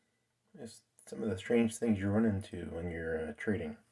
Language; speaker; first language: English; native; English